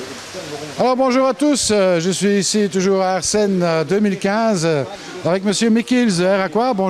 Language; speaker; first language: French; native; French